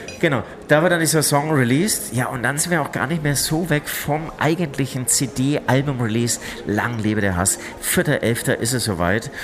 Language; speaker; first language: German; native; German